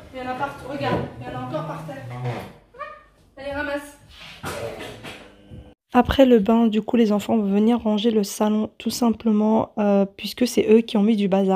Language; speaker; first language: French; native; French